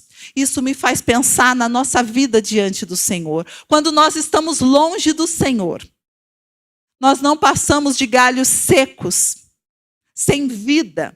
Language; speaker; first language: Portuguese; native; Portuguese